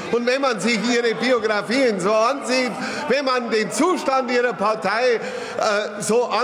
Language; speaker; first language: German; native; German